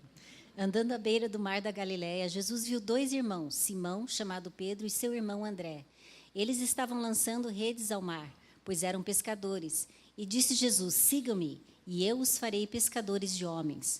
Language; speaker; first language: Portuguese; native; Portuguese